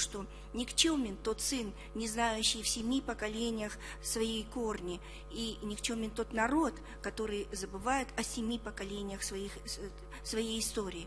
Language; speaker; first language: Russian; native; Russian